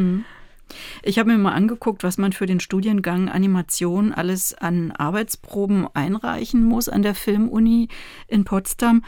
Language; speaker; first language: German; native; German